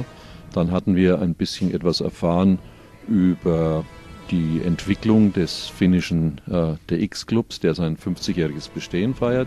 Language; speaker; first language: German; native; German